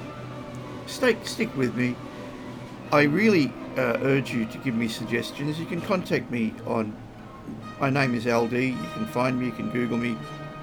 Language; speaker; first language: English; native; English